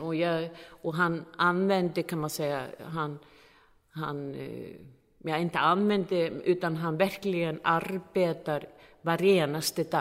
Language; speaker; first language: Swedish; non-native, fluent; Icelandic